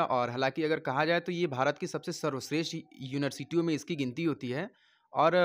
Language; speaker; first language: Hindi; native; Hindi